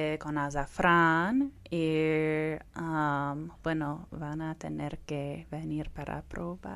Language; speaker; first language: Spanish; non-native, fluent; English